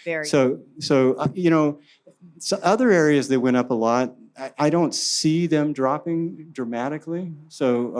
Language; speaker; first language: English; native; English